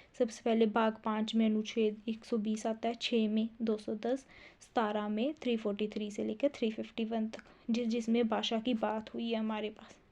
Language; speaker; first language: Hindi; native; Hindi